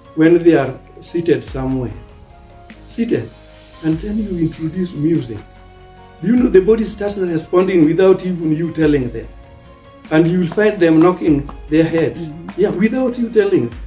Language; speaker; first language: English; non-native, local second language; Luo (Kenya and Tanzania)